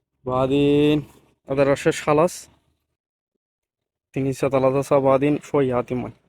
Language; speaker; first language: Arabic; non-native, learner; Bangla